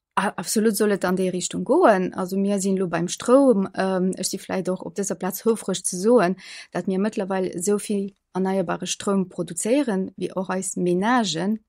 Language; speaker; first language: Luxembourgish; early bilingual, other home language; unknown